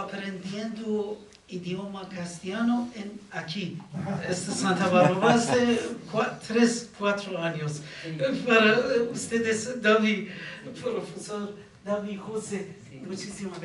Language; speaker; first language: Spanish; non-native, learner; Persian